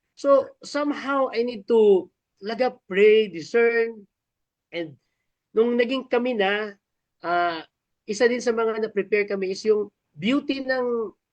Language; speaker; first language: Filipino; non-native, local second language; Cebuano